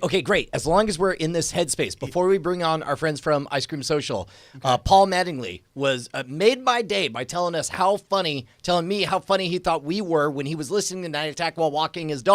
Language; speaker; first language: English; native; English